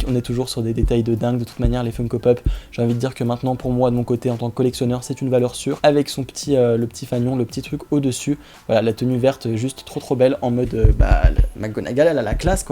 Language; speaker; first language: French; native; French